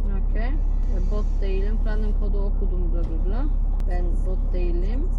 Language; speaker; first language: Turkish; non-native, learner; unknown